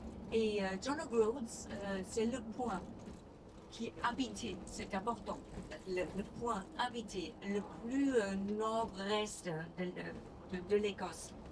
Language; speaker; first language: French; non-native, fluent; English